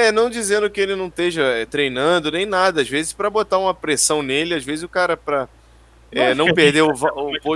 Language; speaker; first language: Portuguese; native; Portuguese